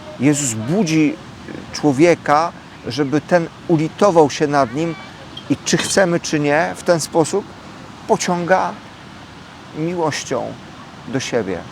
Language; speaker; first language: Polish; native; Polish